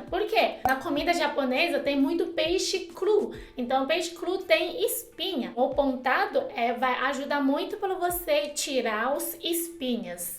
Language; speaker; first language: Portuguese; non-native, fluent; Chinese